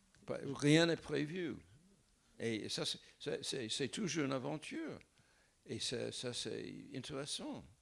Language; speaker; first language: French; non-native, fluent; English